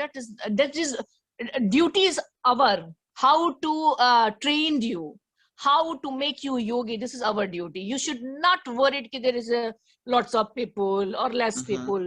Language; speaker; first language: English; non-native, learner; Hindi